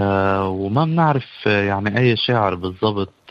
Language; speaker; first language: Arabic; native; Arabic